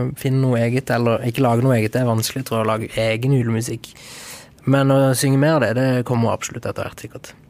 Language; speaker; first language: Norwegian; early bilingual, other home language; Spanish